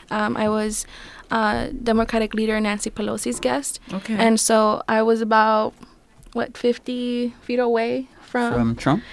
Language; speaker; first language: English; early bilingual, other home language; Spanish